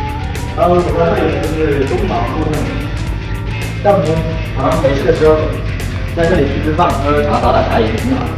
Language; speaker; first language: Chinese; native; Chinese